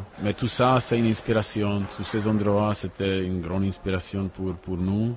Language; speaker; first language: French; non-native, learner; Czech